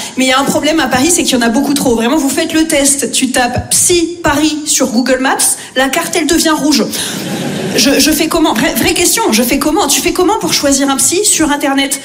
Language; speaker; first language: French; native; French